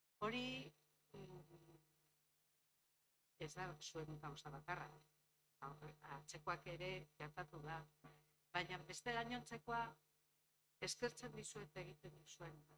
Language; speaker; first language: Basque; non-native, local second language; Spanish